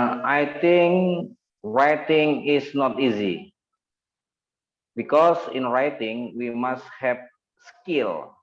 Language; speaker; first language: English; non-native, learner; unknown